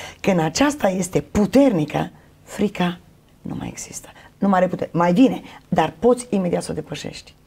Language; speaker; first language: Romanian; native; Romanian